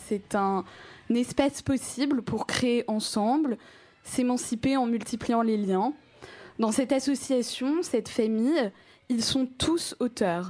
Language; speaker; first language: French; native; French